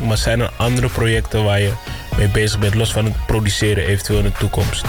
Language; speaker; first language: Dutch; native; Dutch